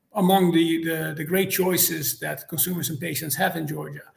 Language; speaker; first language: English; non-native, fluent; Dutch